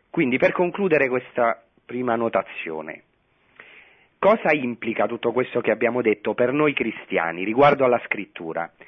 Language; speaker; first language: Italian; native; Italian